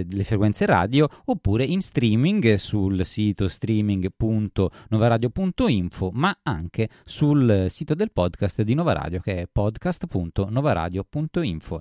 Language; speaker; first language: Italian; native; Italian